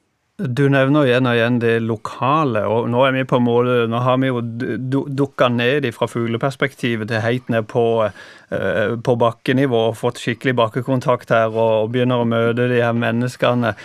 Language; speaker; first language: Norwegian; native; Norwegian